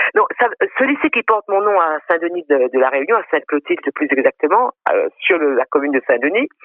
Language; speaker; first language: French; non-native, local second language; Réunion Creole French